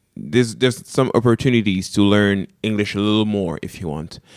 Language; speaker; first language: English; non-native, local second language; French